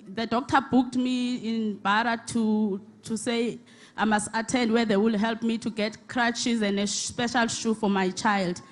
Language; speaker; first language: English; non-native, local second language; Xhosa